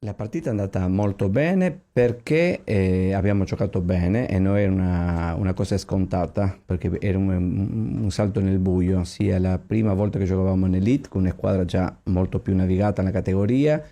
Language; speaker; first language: Italian; non-native, fluent; Spanish